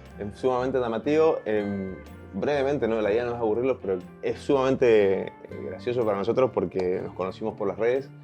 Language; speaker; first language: Spanish; native; Spanish